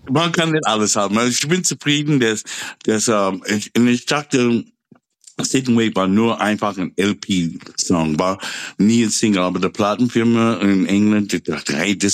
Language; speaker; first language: German; non-native, fluent; English